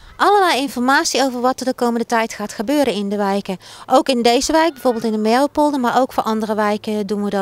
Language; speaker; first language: Dutch; native; Dutch